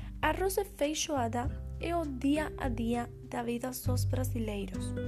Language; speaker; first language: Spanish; non-native, learner; Portuguese